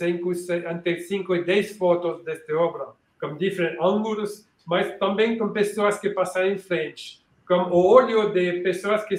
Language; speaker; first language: Portuguese; non-native, learner; French